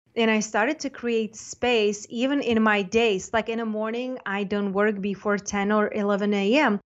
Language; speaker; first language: English; non-native, fluent; Czech